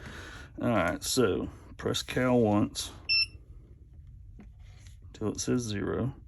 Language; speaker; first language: English; native; English